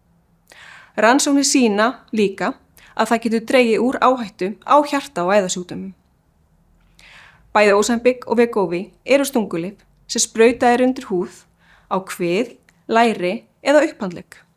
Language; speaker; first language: Icelandic; native; Icelandic